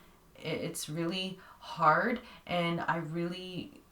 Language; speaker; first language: English; native; English